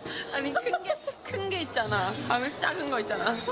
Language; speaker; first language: Korean; early bilingual, heritage; English